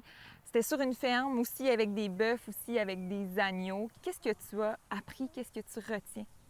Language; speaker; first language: French; native; French